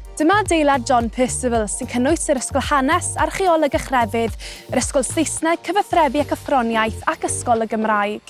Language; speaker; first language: Welsh; native; Welsh